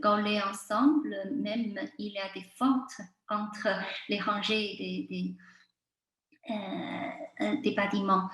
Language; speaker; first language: French; non-native, fluent; Chinese